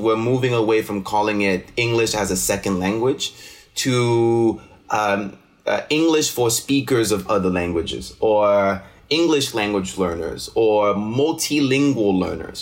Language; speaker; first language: English; non-native, local second language; French